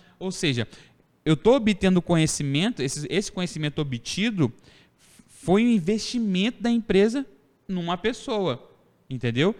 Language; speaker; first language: Portuguese; native; Portuguese